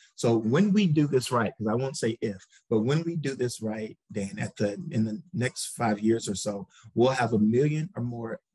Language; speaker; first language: English; native; English